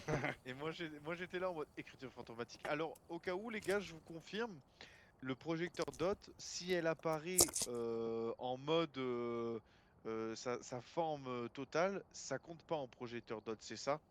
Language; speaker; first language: French; native; French